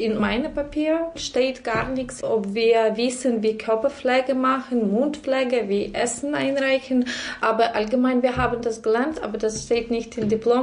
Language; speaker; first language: German; native; German